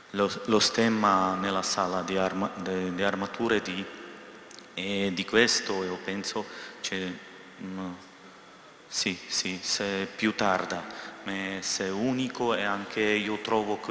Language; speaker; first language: Italian; non-native, learner; Russian